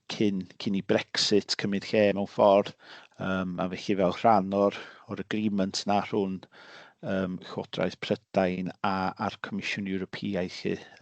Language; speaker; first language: Welsh; native; Welsh